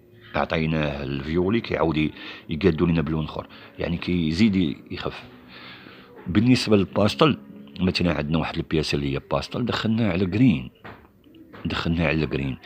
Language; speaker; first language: Arabic; native; Arabic